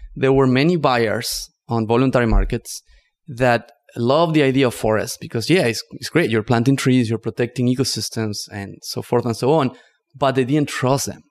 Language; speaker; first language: English; non-native, fluent; Spanish